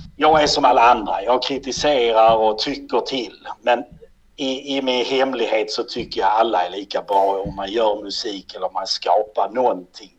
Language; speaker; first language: Swedish; native; Swedish